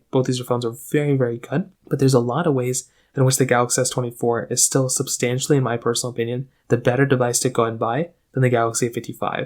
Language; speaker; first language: English; native; English